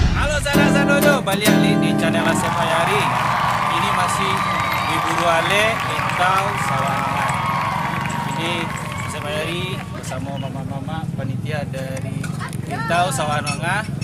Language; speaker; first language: Indonesian; non-native, local second language; Minangkabau